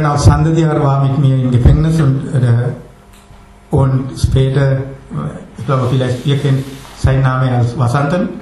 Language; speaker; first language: German; non-native, learner; Sinhala